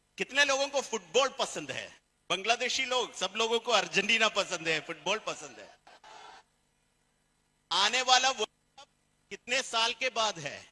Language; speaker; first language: Hindi; non-native, fluent; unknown